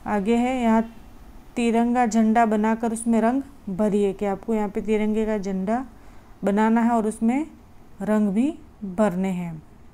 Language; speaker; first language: Hindi; non-native, local second language; Gujarati